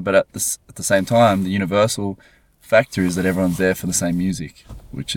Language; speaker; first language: English; native; English